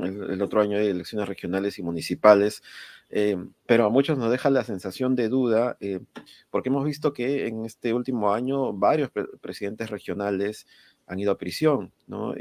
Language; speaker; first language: Spanish; native; Spanish